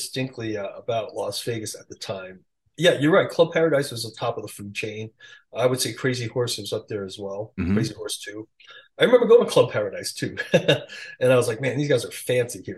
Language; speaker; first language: English; early bilingual, other home language; Chinese